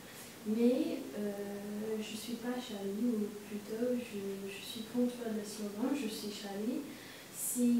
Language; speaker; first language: French; non-native, fluent; English